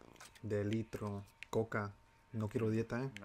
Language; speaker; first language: Spanish; native; Spanish